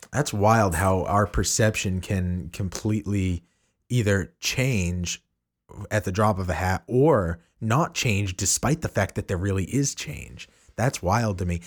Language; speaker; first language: English; native; English